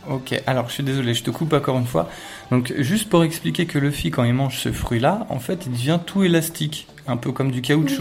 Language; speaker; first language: French; native; French